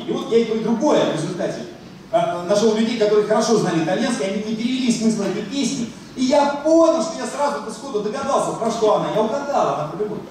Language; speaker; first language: Russian; native; Russian